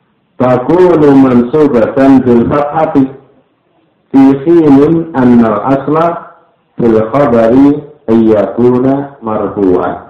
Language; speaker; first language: Arabic; non-native, fluent; Indonesian